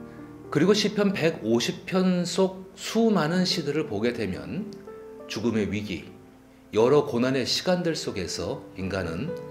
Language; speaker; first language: Korean; native; Korean